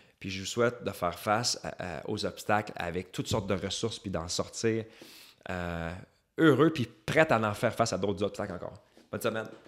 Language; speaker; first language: French; native; French